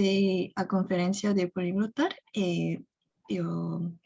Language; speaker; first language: Portuguese; non-native, fluent; Korean